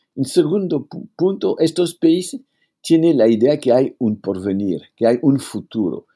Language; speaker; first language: Spanish; non-native, fluent; French